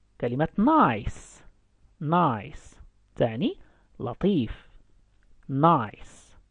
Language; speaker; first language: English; non-native, fluent; Arabic